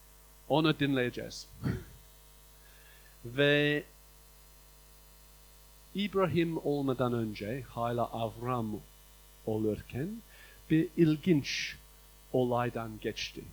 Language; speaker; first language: Turkish; non-native, fluent; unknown